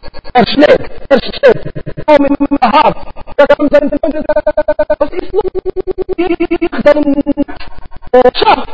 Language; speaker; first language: German; non-native, learner; Arabic